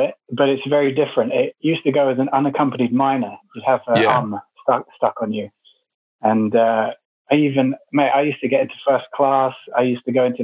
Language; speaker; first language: English; native; English